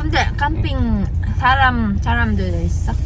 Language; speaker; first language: Korean; non-native, learner; Filipino